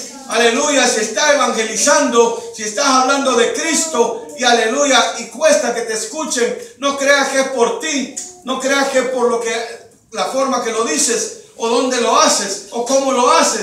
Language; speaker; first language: Spanish; native; Spanish